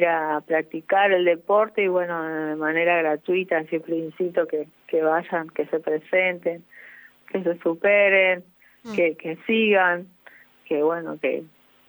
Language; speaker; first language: Spanish; native; Spanish